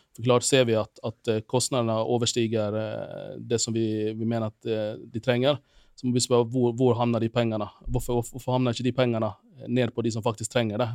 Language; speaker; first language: Norwegian; non-native, fluent; Finnish